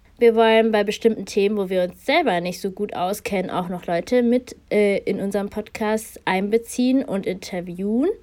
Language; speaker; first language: German; early bilingual, other home language; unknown